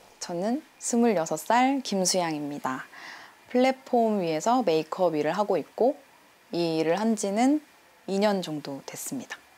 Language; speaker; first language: Korean; native; Korean